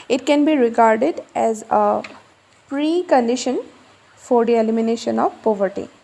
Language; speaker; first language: English; non-native, local second language; Assamese